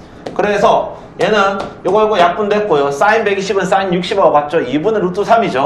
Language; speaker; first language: Korean; native; Korean